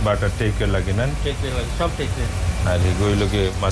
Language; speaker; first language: Dutch; non-native, fluent; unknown